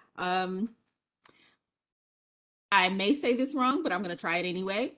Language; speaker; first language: English; native; English